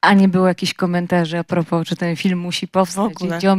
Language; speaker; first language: Polish; native; Polish